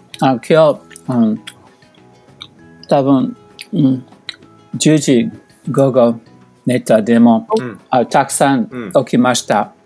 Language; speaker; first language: Japanese; non-native, learner; English